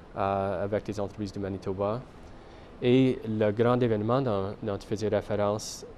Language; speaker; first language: French; non-native, fluent; English